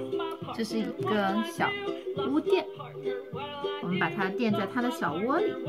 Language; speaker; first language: Chinese; native; Chinese